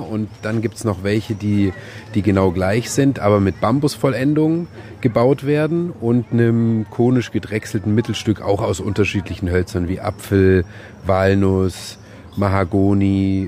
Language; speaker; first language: German; native; German